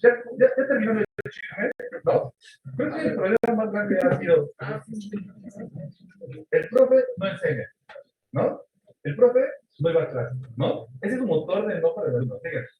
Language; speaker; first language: Spanish; native; Spanish